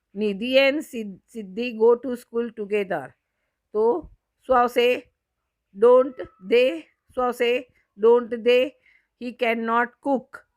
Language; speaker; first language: English; non-native, local second language; Gujarati